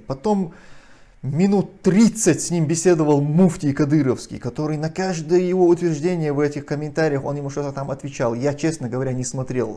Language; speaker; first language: Russian; non-native, local second language; Chechen